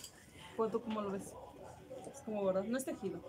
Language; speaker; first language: Spanish; native; Spanish